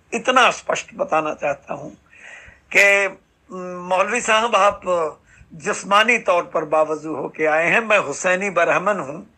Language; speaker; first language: Hindi; native; Hindi